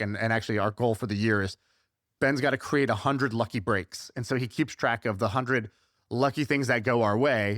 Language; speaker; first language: English; native; English